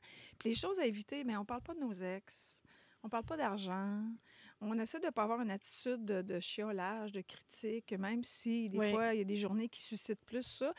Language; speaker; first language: French; native; French